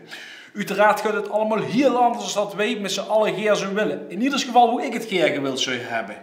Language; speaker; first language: Dutch; native; Dutch